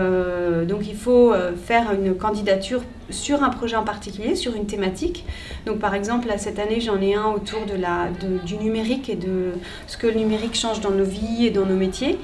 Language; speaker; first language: French; native; French